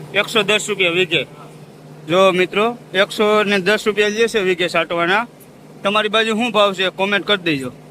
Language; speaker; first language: Gujarati; native; Gujarati